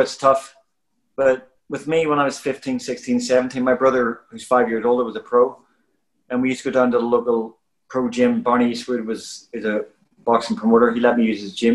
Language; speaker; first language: English; native; English